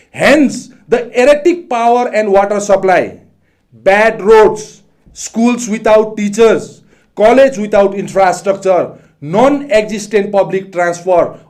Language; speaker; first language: English; non-native, local second language; Nepali